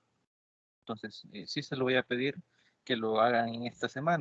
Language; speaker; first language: Spanish; native; Spanish